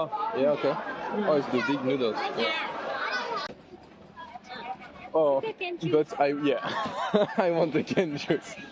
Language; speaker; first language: English; non-native, learner; French